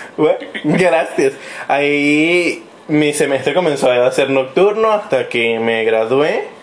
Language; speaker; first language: Spanish; native; Spanish